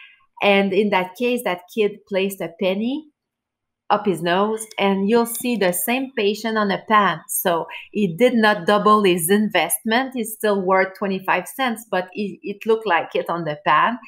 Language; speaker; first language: English; non-native, fluent; French